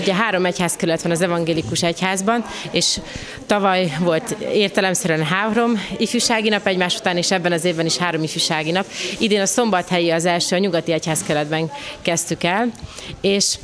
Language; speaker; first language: Hungarian; native; Hungarian